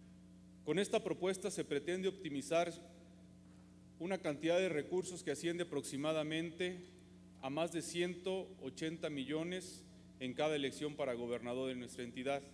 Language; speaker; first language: Spanish; native; Spanish